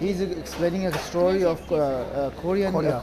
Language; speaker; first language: English; non-native, local second language; Urdu